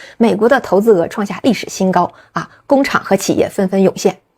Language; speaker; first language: Chinese; native; Chinese